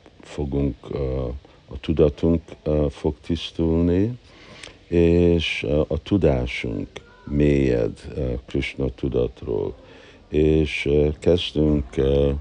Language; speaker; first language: Hungarian; early bilingual, heritage; Hungarian